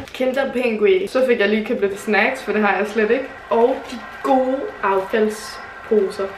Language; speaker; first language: Danish; native; Danish